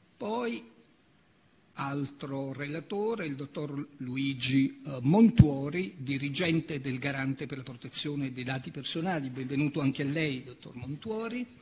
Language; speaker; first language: Italian; native; Italian